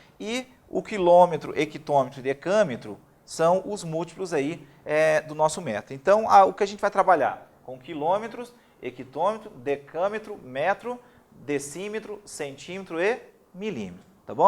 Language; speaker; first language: Portuguese; native; Portuguese